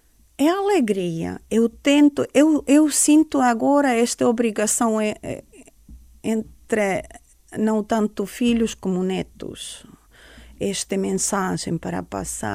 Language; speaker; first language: Portuguese; non-native, fluent; Estonian